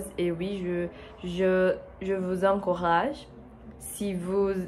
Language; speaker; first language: French; non-native, learner; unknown